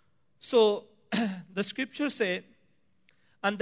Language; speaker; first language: English; non-native, local second language; Punjabi